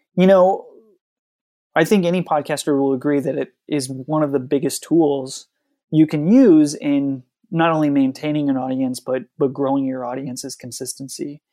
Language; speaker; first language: English; native; English